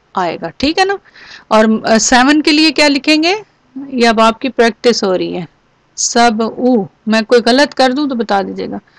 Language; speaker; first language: Urdu; native; Urdu